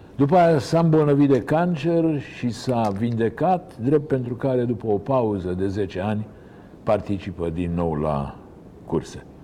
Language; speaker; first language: Romanian; native; Romanian